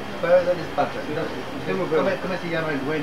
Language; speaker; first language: Spanish; non-native, fluent; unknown